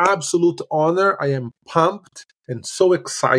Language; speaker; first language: English; non-native, fluent; Portuguese